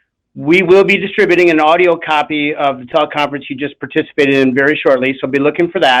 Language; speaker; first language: English; native; English